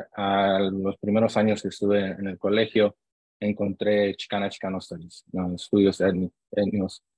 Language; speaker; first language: Spanish; early bilingual, heritage; Spanish